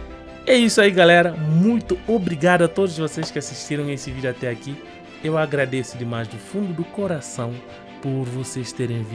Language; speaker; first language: Portuguese; non-native, fluent; Upper Guinea Crioulo